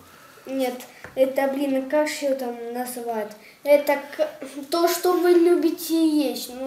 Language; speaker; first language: Russian; native; Russian